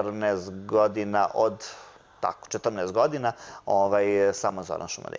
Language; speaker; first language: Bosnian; early bilingual, heritage; Bosnian